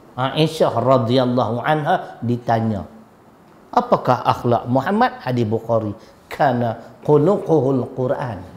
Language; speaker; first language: Malay; native; Malay